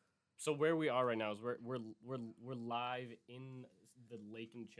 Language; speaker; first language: English; native; English